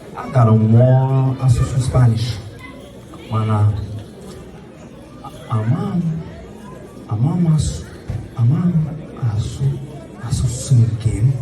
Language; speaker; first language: Igbo; early bilingual, heritage; Igbo